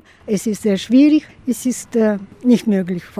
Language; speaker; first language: German; non-native, fluent; Russian